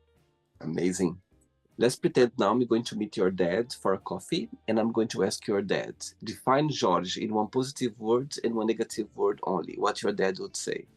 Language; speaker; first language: English; non-native, fluent; Portuguese